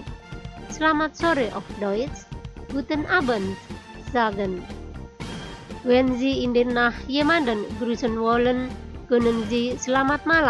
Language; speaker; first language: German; non-native, fluent; Indonesian